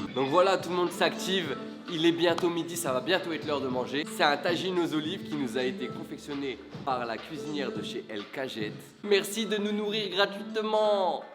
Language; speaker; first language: French; native; French